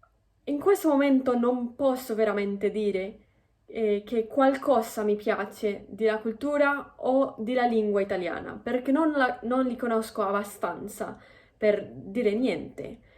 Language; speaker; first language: Italian; non-native, fluent; Spanish